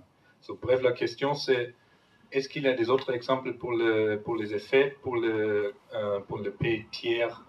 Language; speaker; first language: French; non-native, fluent; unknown